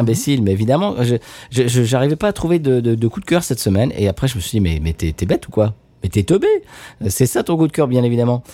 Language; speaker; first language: French; native; French